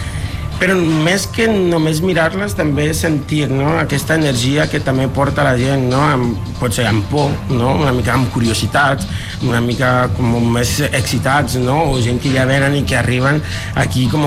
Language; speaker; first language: Catalan; non-native, fluent; Spanish